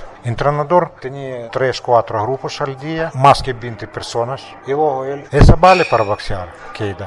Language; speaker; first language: Spanish; non-native, learner; Russian